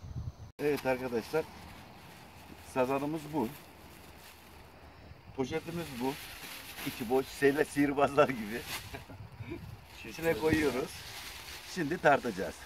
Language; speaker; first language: Turkish; native; Turkish